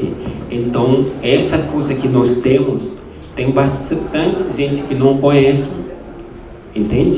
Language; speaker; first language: Portuguese; non-native, learner; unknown